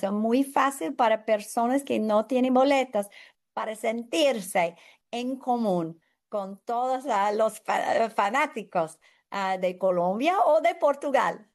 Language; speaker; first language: Spanish; non-native, learner; English